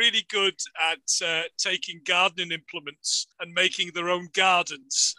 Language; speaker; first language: English; native; English